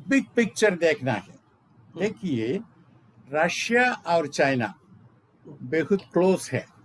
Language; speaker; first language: Hindi; non-native, local second language; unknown